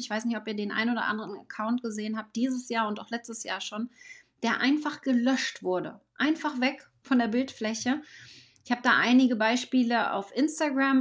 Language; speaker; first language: German; native; German